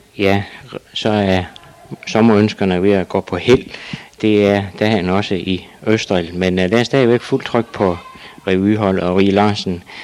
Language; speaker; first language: Danish; native; Danish